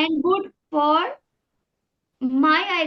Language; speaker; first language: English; non-native, learner; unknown